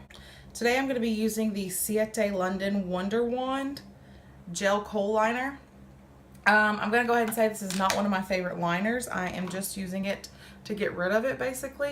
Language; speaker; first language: English; native; English